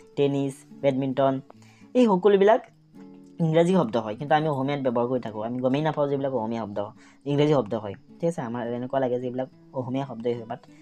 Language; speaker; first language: Assamese; non-native, local second language; Bangla